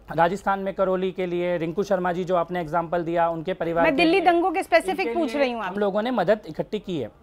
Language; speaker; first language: Hindi; native; Hindi